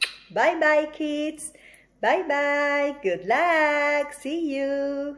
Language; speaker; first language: English; non-native, fluent; Spanish